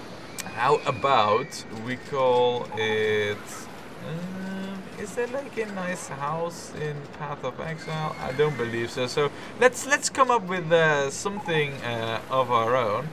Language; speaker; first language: English; non-native, fluent; Dutch